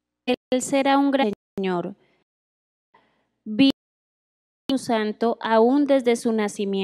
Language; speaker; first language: Spanish; native; Spanish